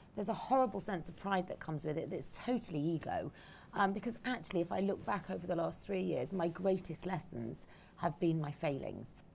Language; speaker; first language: English; native; English